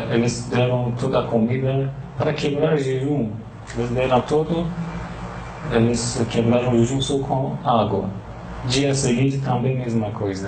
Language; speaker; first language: Portuguese; non-native, learner; Persian